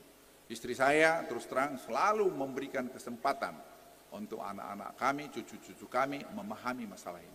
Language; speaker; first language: Indonesian; native; Indonesian